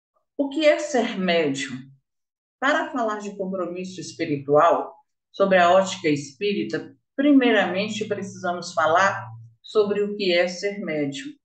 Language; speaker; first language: Portuguese; native; Portuguese